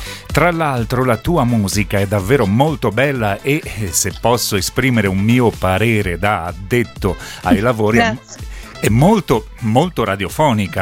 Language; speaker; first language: Italian; native; Italian